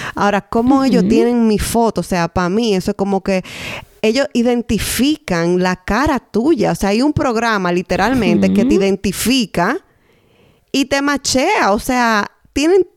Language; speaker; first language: Spanish; native; Spanish